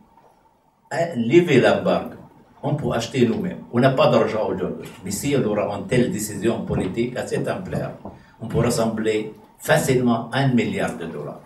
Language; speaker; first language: French; non-native, fluent; Arabic